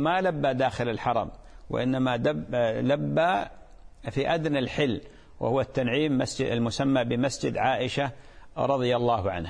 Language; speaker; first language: Arabic; native; Arabic